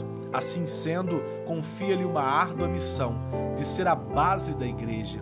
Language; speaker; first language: Portuguese; native; Portuguese